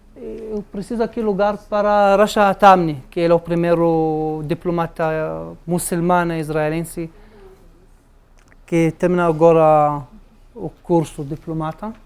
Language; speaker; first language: Portuguese; non-native, learner; Arabic